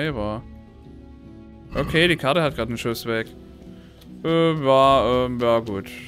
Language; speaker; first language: German; native; German